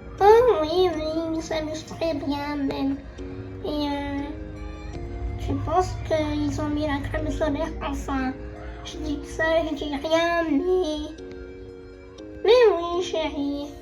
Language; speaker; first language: French; native; French